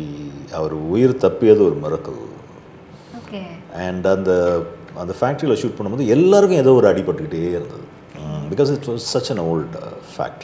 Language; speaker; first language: Tamil; native; Tamil